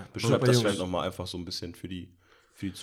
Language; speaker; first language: German; native; German